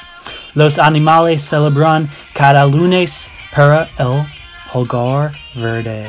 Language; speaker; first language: Spanish; non-native, learner; English